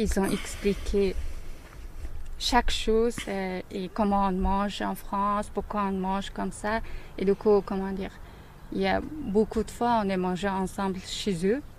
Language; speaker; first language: French; non-native, learner; Mongolian